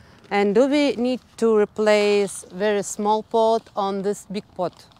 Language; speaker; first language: English; non-native, learner; Russian